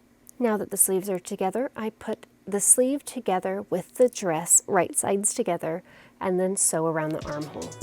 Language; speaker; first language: English; native; English